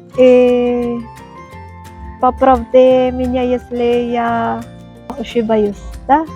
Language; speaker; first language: Russian; non-native, learner; Waray